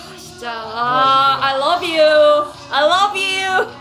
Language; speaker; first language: English; non-native, learner; Korean